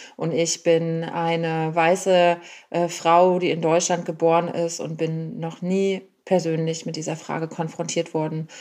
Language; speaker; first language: German; native; German